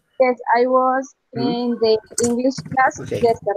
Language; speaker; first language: English; non-native, learner; Spanish